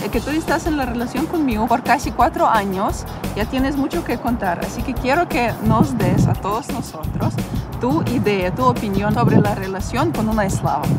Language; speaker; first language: Spanish; non-native, fluent; Russian